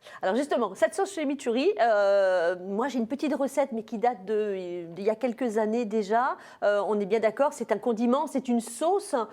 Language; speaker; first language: French; native; French